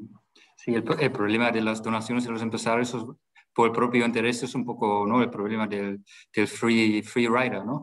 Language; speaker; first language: Spanish; non-native, fluent; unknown